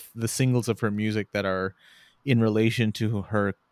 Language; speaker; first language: English; native; English